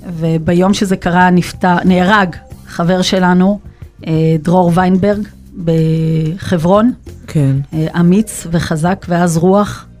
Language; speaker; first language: Hebrew; native; Hebrew